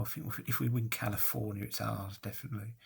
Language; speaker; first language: English; native; English